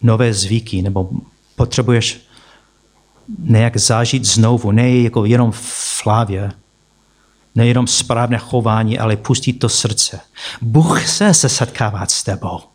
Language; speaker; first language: Czech; non-native, fluent; English